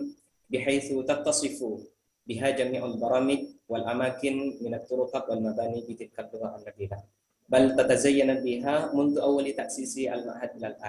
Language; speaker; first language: Arabic; non-native, fluent; Indonesian